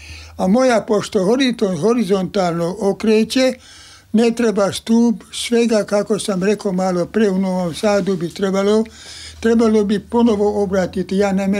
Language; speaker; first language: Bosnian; non-native, local second language; Hungarian